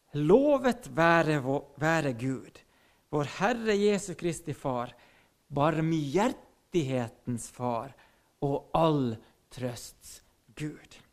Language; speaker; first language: Norwegian; non-native, fluent; Finnish